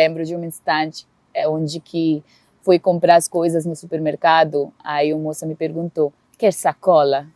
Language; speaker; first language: Portuguese; non-native, fluent; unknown